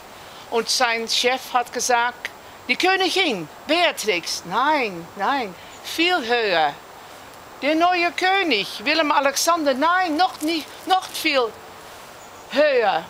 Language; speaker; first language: German; non-native, learner; Dutch